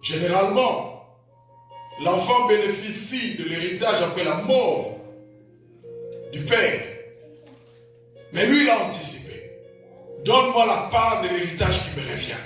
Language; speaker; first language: French; non-native, local second language; Lingala